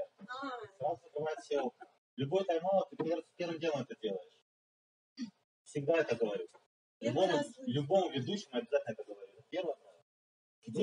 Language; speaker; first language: Russian; native; Russian